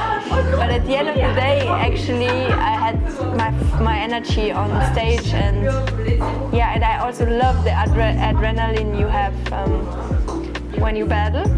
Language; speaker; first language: English; non-native, fluent; German